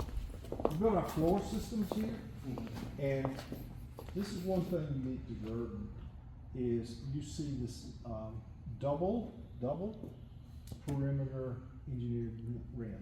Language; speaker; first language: English; native; English